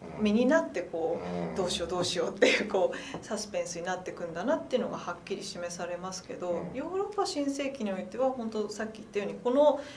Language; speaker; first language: Japanese; native; Japanese